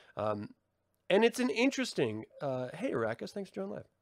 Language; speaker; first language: English; native; English